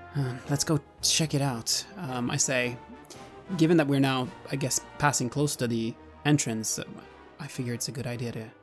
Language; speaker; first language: English; non-native, fluent; Swedish